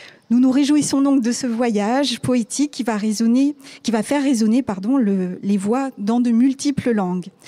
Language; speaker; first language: French; native; French